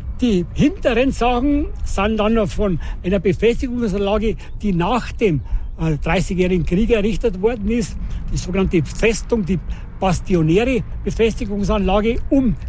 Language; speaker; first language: German; native; German